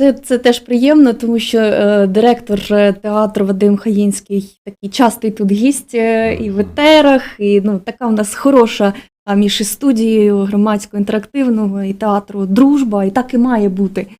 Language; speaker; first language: Ukrainian; native; Ukrainian